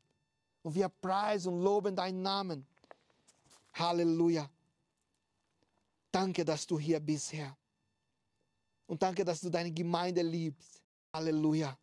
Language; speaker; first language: German; non-native, fluent; Portuguese